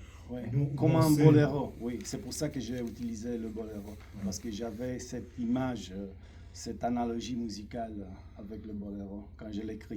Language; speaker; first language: French; non-native, fluent; Romanian